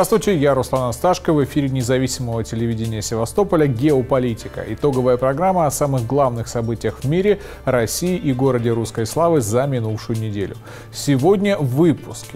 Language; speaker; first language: Russian; native; Russian